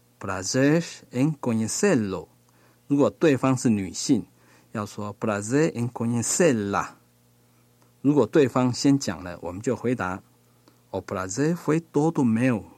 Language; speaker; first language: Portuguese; non-native, learner; Chinese